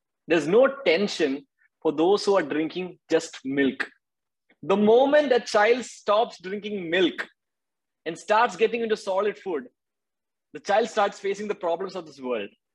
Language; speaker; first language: English; non-native, local second language; Malayalam